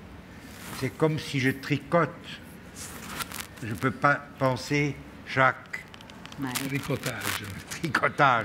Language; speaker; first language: French; non-native, fluent; German